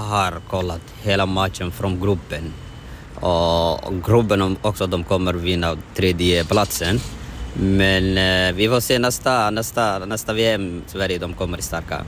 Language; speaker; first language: Swedish; non-native, learner; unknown